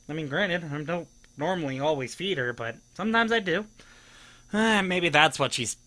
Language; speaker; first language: English; native; English